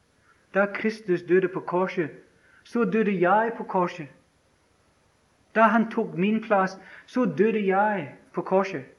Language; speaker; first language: Norwegian; non-native, fluent; English